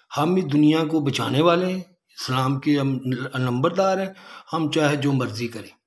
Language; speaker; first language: Urdu; native; Urdu